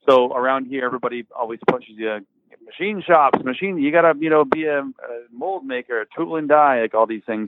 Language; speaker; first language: English; native; English